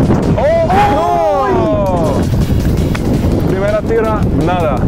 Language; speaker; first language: Spanish; non-native, learner; German